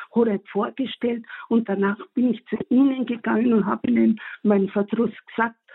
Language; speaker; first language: German; native; German